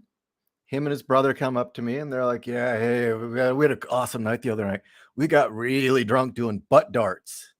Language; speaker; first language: English; native; English